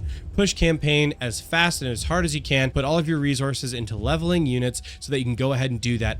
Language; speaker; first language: English; native; English